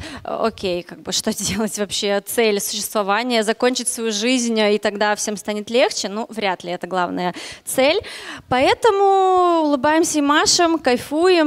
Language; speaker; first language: Russian; native; Russian